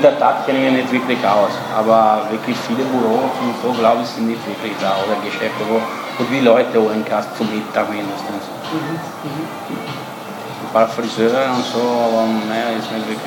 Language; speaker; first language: German; non-native, fluent; Italian